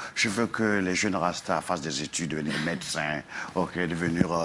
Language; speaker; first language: French; non-native, local second language; Dyula